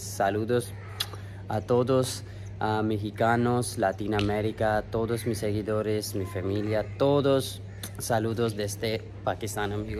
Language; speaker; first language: Spanish; non-native, learner; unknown